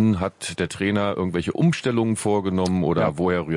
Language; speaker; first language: German; native; German